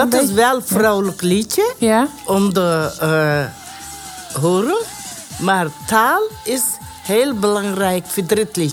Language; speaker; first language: Dutch; non-native, learner; Persian